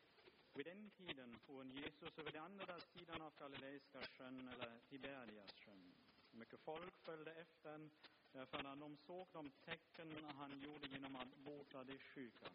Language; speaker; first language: Swedish; non-native, fluent; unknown